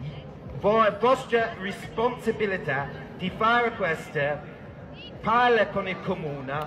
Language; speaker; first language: Italian; non-native, fluent; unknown